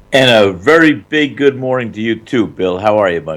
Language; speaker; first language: English; native; English